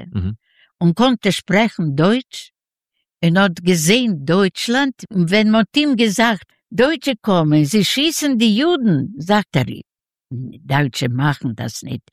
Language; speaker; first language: German; non-native, learner; Yiddish